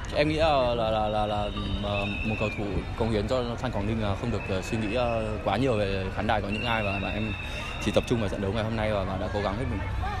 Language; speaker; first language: Vietnamese; early bilingual, heritage; Vietnamese